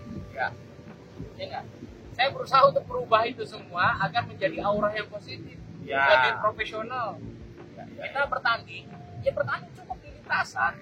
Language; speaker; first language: Indonesian; native; Indonesian